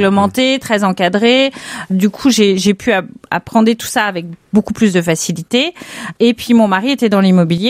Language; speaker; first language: French; native; French